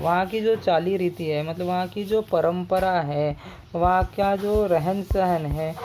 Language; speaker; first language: Hindi; non-native, local second language; Marathi